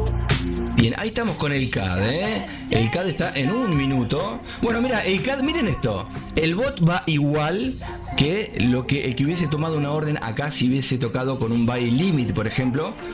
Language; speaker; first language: Spanish; native; Spanish